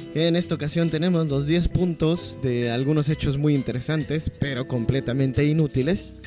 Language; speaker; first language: Spanish; native; Spanish